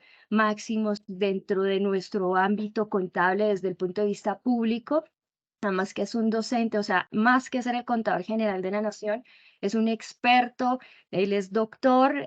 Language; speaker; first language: Spanish; native; Spanish